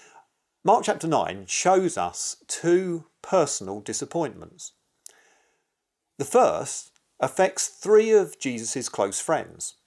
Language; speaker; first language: English; native; English